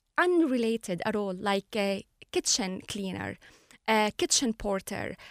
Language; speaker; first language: English; non-native, fluent; Arabic